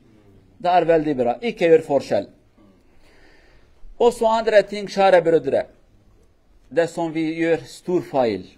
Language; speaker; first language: Norwegian; non-native, learner; Kurdish